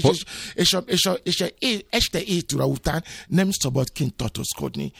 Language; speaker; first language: Hungarian; non-native, learner; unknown